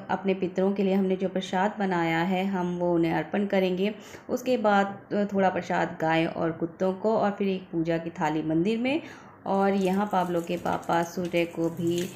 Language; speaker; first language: Hindi; native; Hindi